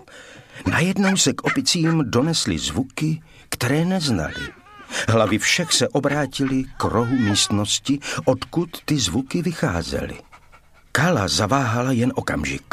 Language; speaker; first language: Czech; native; Czech